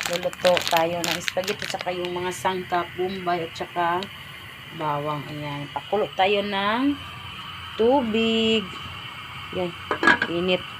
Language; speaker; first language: Filipino; native; Filipino